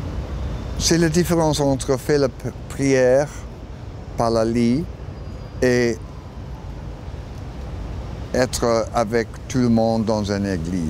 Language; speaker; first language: French; non-native, learner; English